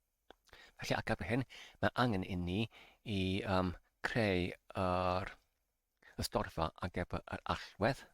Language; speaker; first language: Welsh; non-native, learner; English